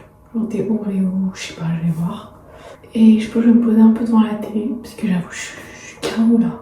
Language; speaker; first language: French; native; French